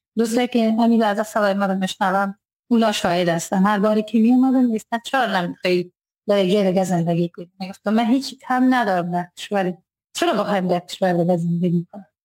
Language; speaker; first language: Persian; native; Persian